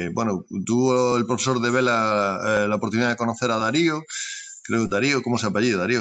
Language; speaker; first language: Spanish; native; Spanish